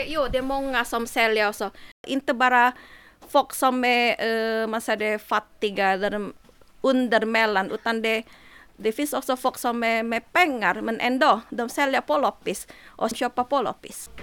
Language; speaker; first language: Swedish; non-native, learner; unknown